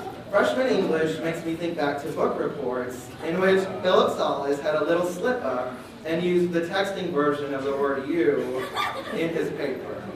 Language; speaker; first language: English; native; English